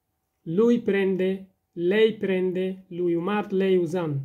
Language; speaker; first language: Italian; non-native, fluent; Persian